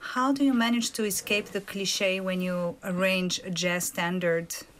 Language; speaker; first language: English; non-native, fluent; Bulgarian